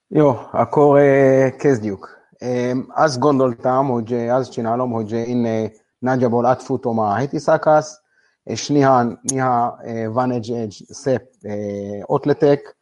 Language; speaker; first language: Hungarian; non-native, learner; Hebrew